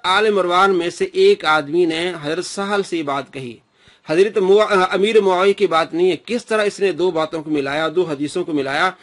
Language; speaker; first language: Urdu; non-native, local second language; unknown